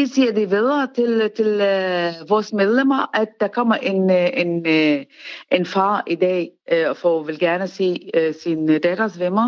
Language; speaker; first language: Danish; non-native, learner; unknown